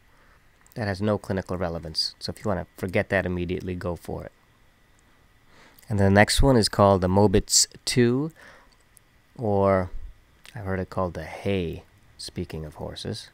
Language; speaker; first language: English; native; English